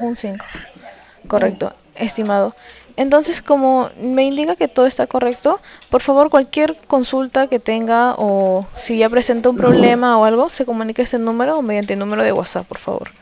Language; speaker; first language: Spanish; native; Spanish